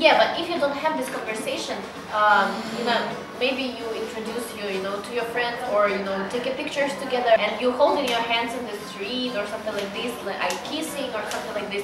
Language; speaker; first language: English; non-native, learner; Russian